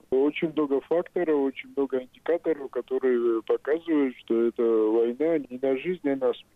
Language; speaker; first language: Russian; non-native, local second language; Georgian